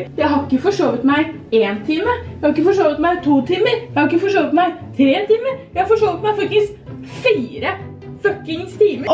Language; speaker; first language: Norwegian; native; Norwegian